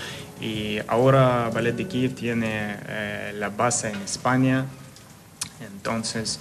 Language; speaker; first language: Spanish; non-native, fluent; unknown